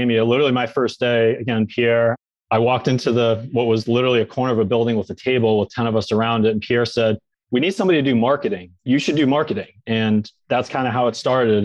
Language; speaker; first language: English; native; English